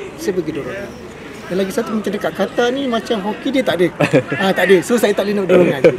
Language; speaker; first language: Malay; native; Malay